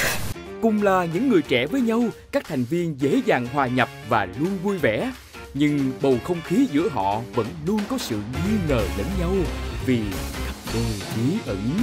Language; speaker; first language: Vietnamese; native; Vietnamese